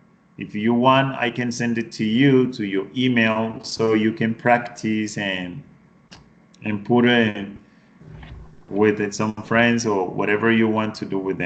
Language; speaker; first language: English; non-native, fluent; Spanish